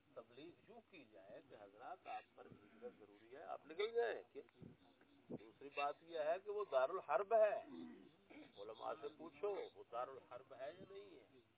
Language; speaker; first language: Urdu; non-native, local second language; Punjabi